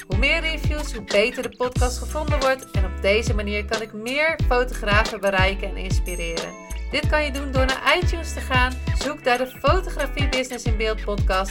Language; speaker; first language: Dutch; native; Dutch